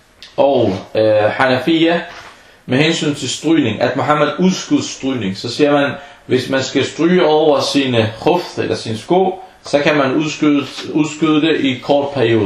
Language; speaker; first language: Danish; non-native, fluent; Arabic